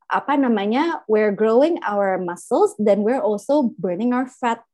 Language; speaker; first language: English; early bilingual, other home language; Indonesian